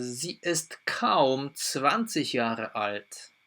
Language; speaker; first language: German; non-native, fluent; Polish